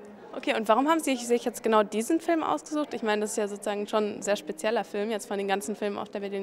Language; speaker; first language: German; native; German